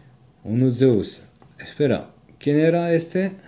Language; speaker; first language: Spanish; non-native, learner; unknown